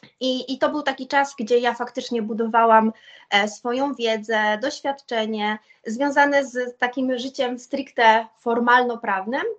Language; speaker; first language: Polish; native; Polish